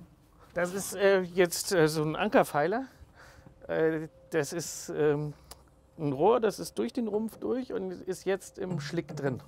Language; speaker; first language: German; native; German